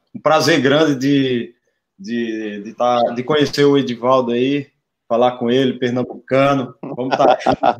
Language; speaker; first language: Portuguese; native; Portuguese